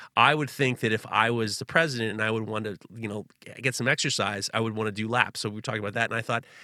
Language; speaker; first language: English; native; English